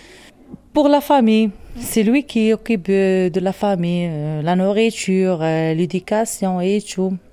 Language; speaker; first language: French; non-native, learner; Arabic